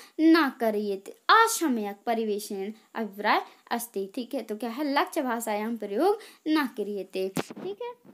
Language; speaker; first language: Hindi; native; Hindi